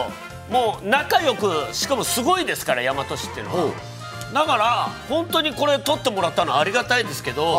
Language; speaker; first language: Japanese; native; Japanese